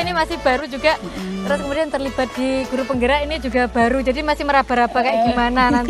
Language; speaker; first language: Indonesian; native; Indonesian